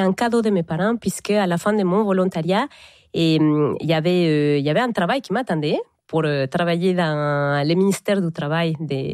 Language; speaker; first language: French; non-native, fluent; Spanish